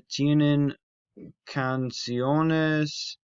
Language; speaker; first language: Spanish; non-native, learner; English